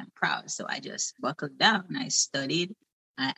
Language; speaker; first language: English; non-native, local second language; Jamaican Creole English